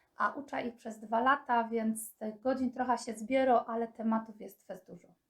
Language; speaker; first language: Polish; native; Polish